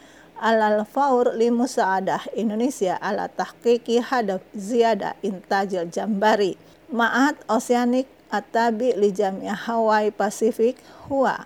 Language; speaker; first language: Arabic; non-native, fluent; Indonesian